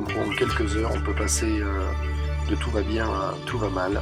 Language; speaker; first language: French; native; French